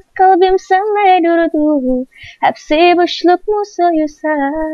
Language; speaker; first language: Turkish; non-native, learner; Indonesian